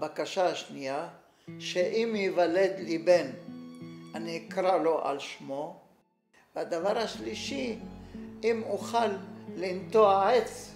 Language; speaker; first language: Hebrew; non-native, fluent; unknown